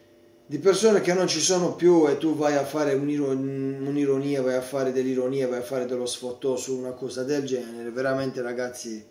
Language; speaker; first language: Italian; native; Italian